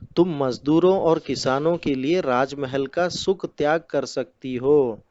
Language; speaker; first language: Hindi; non-native, local second language; Telugu